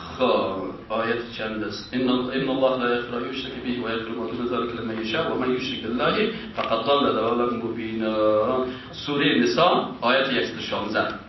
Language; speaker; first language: Persian; native; Persian